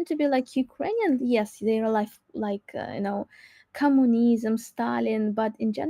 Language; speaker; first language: English; non-native, learner; Crimean Tatar